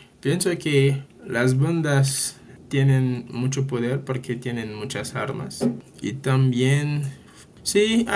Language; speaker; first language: Spanish; non-native, fluent; Haitian Creole